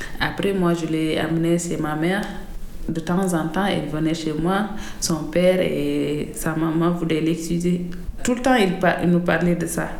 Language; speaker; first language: French; non-native, local second language; Fula